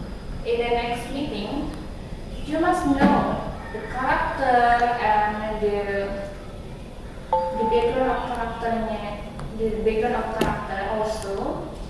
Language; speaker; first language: English; non-native, learner; Indonesian